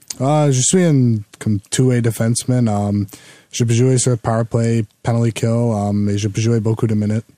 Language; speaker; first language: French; non-native, local second language; English